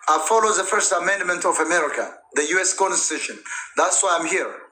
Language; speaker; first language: English; non-native, learner; Amharic